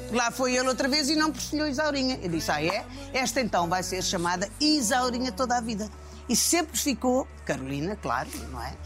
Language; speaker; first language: Portuguese; native; Portuguese